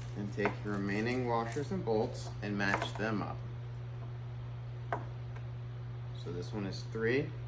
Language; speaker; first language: English; native; English